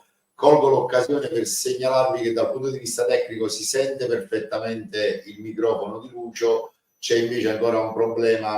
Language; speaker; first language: Italian; native; Italian